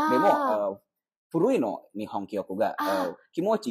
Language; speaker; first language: Japanese; non-native, learner; Indonesian